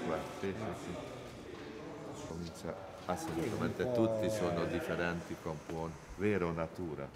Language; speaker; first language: Italian; non-native, learner; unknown